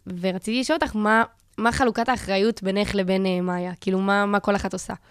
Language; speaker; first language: Hebrew; native; Hebrew